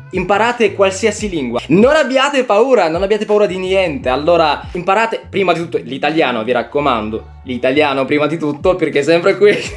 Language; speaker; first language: Italian; non-native, fluent; Russian